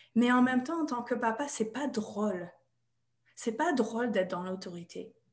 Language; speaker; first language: French; non-native, fluent; English